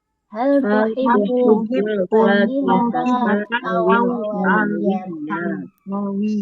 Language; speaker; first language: Arabic; non-native, learner; Indonesian